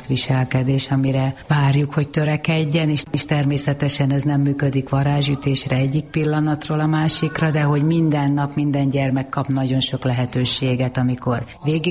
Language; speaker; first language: Hungarian; native; Hungarian